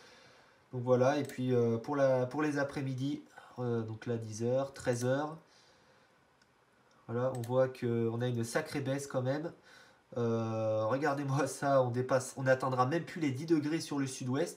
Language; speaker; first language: French; native; French